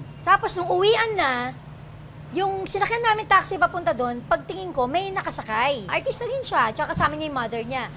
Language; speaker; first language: Filipino; native; Filipino